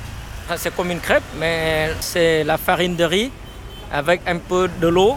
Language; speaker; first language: French; non-native, fluent; Vietnamese